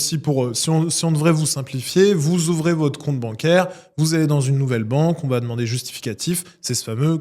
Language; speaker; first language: French; native; French